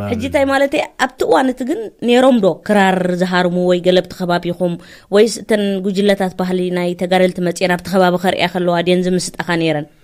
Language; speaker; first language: Tigrinya; native; Tigrinya